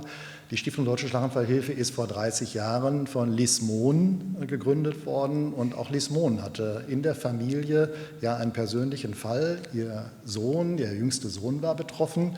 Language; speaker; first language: German; native; German